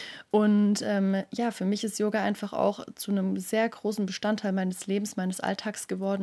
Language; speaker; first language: German; native; German